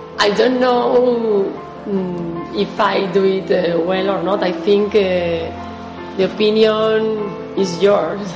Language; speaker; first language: English; non-native, fluent; Spanish